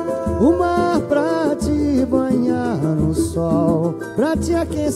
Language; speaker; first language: Portuguese; native; Portuguese